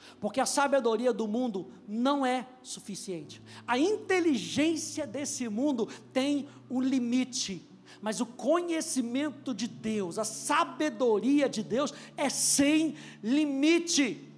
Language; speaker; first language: Portuguese; native; Portuguese